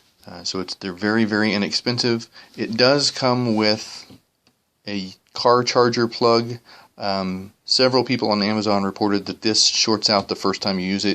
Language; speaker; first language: English; native; English